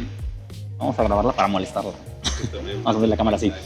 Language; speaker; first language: Spanish; native; Spanish